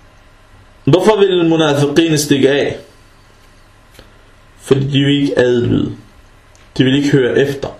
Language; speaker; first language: Danish; early bilingual, other home language; Arabic